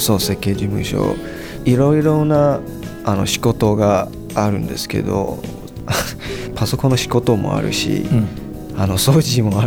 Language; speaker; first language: Japanese; non-native, learner; Chinese